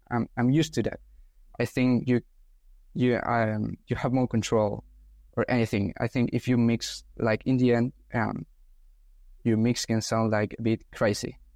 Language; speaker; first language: English; non-native, fluent; Spanish